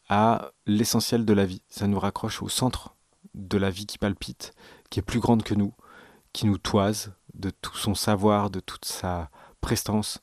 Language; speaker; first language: French; native; French